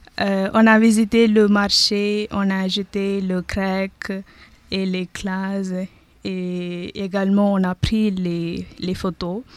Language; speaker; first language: French; non-native, learner; Tamil